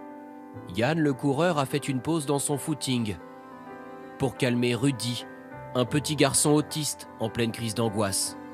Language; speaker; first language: French; native; French